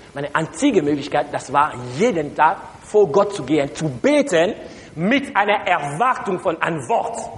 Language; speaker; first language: German; non-native, learner; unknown